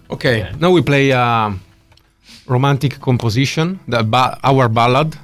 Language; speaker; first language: English; non-native, learner; Italian